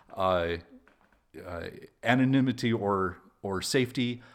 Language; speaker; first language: English; native; English